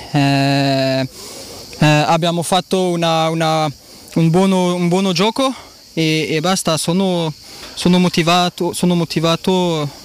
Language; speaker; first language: Italian; non-native, learner; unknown